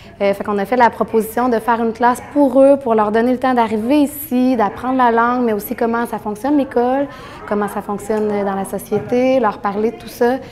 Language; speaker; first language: French; native; French